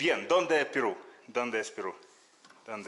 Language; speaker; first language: Spanish; non-native, learner; Russian